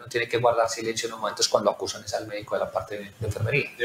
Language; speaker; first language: Spanish; native; Spanish